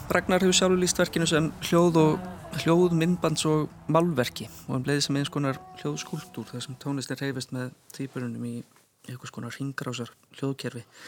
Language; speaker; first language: Icelandic; native; Icelandic